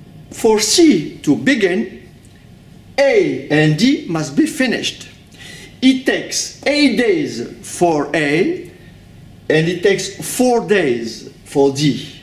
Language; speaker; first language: English; non-native, fluent; French